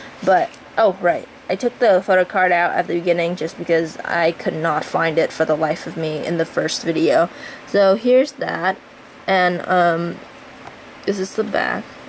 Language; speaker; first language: English; native; English